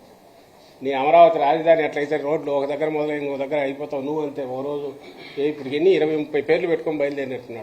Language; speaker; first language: Telugu; native; Telugu